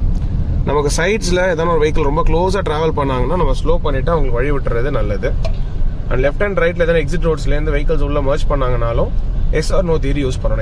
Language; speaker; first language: Tamil; native; Tamil